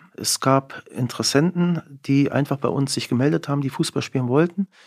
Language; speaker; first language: German; native; German